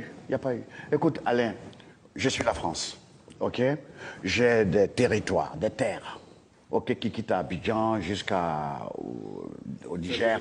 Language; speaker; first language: French; non-native, local second language; Dyula